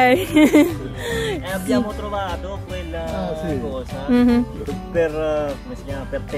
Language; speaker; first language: Italian; non-native, fluent; Filipino